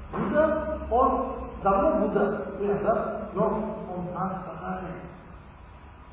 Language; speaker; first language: Russian; non-native, learner; Tibetan